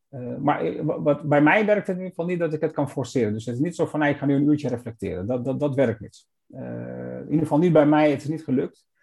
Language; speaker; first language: Dutch; non-native, fluent; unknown